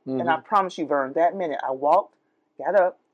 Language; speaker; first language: English; native; English